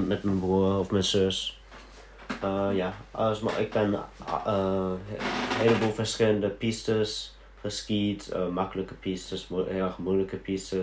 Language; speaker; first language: Dutch; early bilingual, heritage; Dutch